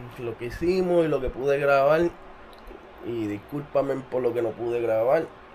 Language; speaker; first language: Spanish; native; Spanish